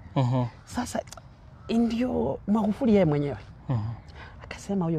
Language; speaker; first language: Swahili; non-native, local second language; Gusii